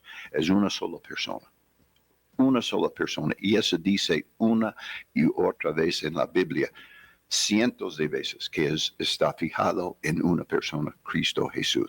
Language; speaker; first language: Spanish; non-native, fluent; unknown